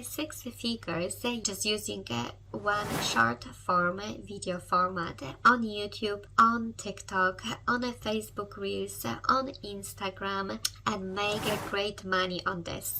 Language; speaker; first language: English; non-native, fluent; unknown